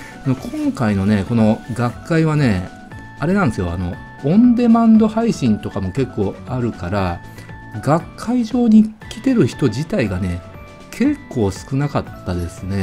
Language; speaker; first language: Japanese; native; Japanese